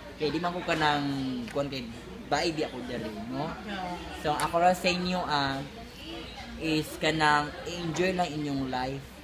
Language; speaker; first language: Cebuano; non-native, local second language; Maranao